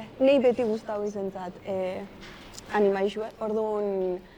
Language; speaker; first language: Basque; early bilingual, other home language; Spanish